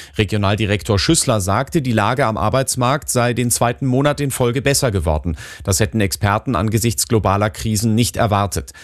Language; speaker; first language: German; native; German